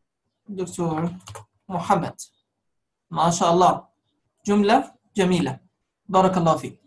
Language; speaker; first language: Arabic; non-native, fluent; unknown